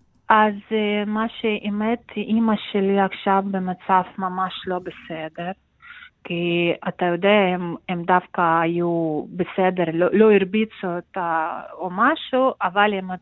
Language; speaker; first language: Hebrew; non-native, fluent; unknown